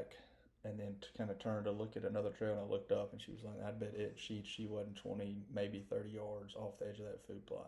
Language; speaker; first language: English; native; English